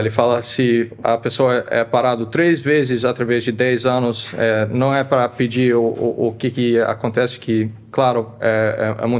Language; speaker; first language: Portuguese; early bilingual, heritage; Portuguese